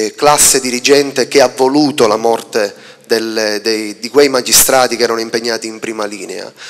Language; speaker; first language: Italian; native; Italian